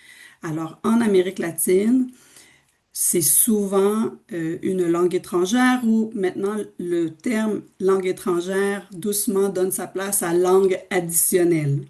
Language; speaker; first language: French; native; French